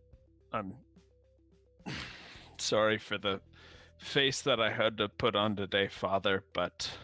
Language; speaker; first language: English; native; English